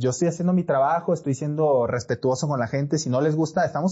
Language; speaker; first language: Spanish; native; Spanish